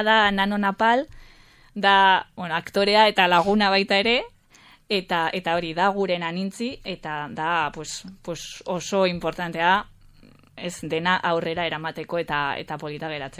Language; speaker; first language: Basque; non-native, local second language; Spanish